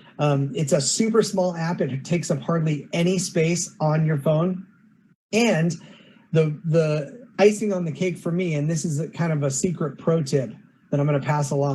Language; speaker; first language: English; native; English